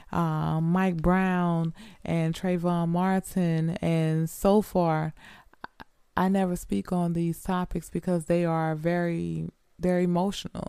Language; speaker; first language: English; native; English